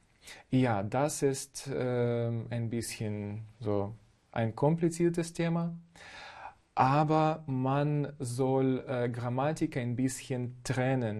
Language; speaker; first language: German; non-native, fluent; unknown